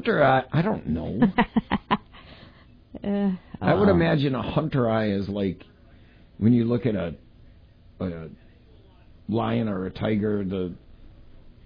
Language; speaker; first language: English; native; English